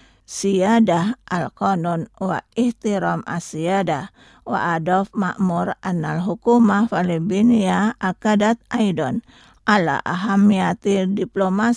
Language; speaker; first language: Arabic; non-native, fluent; Indonesian